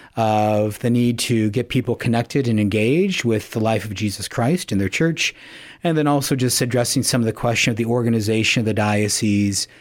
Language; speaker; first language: English; native; English